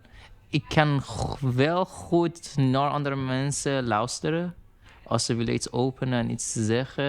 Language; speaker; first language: Dutch; non-native, learner; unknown